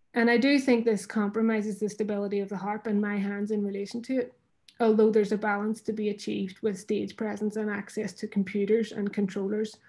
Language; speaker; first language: English; native; English